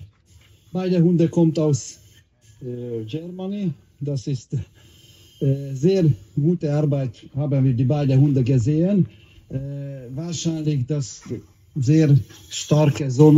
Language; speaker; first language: German; non-native, learner; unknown